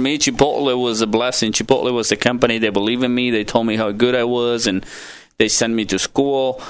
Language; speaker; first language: English; non-native, fluent; Spanish